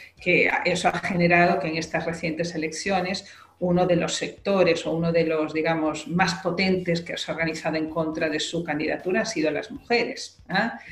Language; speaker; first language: Spanish; native; Spanish